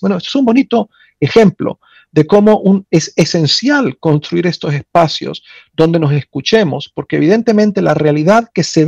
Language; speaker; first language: Spanish; native; Spanish